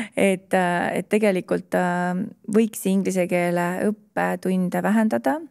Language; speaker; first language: Estonian; native; Estonian